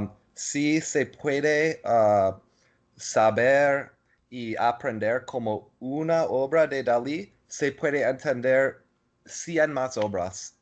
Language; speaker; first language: Spanish; non-native, learner; English